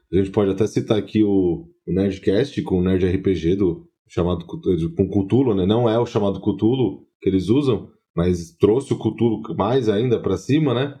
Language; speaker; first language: Portuguese; native; Portuguese